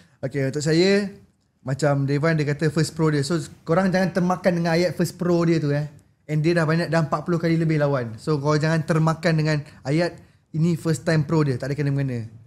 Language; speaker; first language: Malay; native; Malay